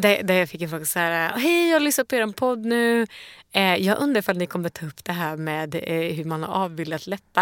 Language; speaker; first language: Swedish; native; Swedish